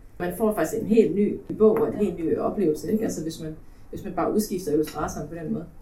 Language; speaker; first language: Danish; early bilingual, other home language; Polish